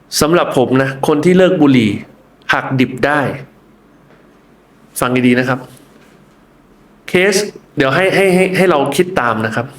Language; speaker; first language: Thai; native; Thai